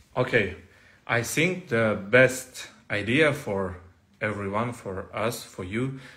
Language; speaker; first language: English; non-native, learner; Kazakh